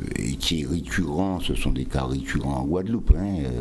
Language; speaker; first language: French; native; French